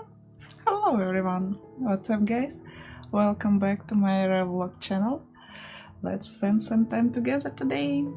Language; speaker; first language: English; non-native, learner; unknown